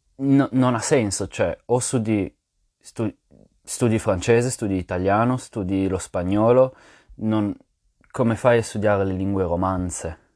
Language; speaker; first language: Italian; non-native, fluent; French